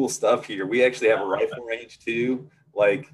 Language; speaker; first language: English; native; English